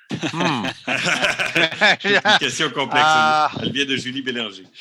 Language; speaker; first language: French; native; French